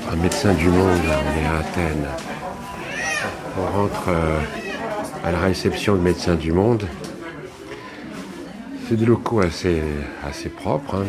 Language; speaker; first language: French; native; French